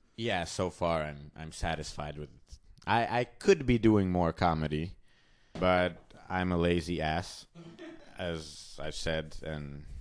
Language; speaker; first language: English; non-native, fluent; Hungarian